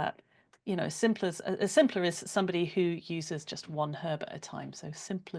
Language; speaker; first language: English; native; English